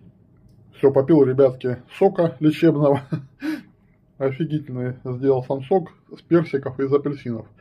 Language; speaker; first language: Russian; native; Russian